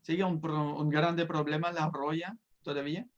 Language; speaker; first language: Spanish; non-native, fluent; French